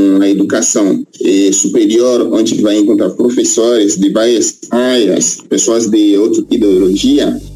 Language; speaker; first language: Portuguese; non-native, fluent; Haitian Creole